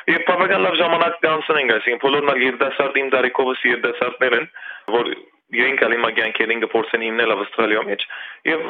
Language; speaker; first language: Armenian; early bilingual, heritage; Armenian